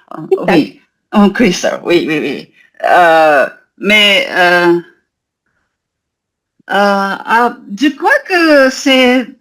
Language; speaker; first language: French; non-native, learner; Japanese